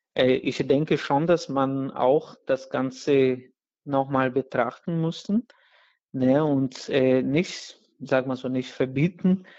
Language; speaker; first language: German; non-native, fluent; Portuguese